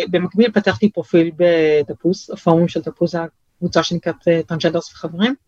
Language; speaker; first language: Hebrew; early bilingual, other home language; French